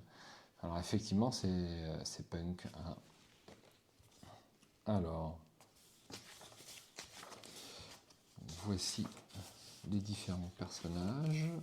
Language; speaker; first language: French; native; French